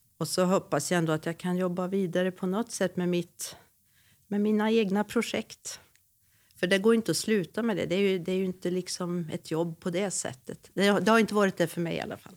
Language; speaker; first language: Swedish; native; Swedish